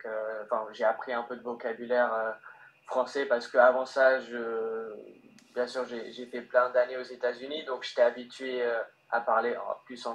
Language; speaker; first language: French; early bilingual, heritage; French